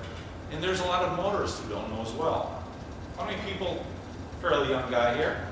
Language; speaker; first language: English; native; English